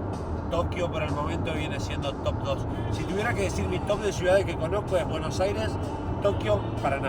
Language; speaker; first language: Spanish; native; Spanish